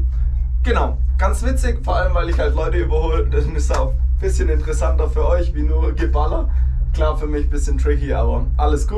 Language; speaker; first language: German; native; German